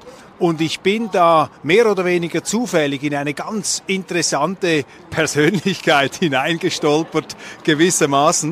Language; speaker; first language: German; native; German